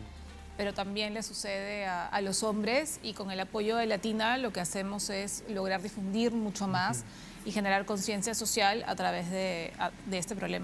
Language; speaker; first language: Spanish; native; Spanish